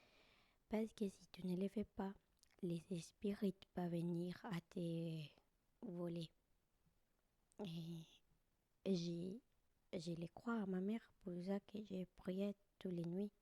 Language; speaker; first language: French; non-native, learner; Spanish